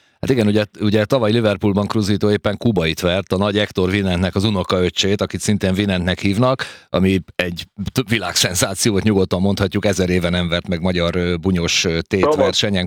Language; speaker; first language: Hungarian; native; Hungarian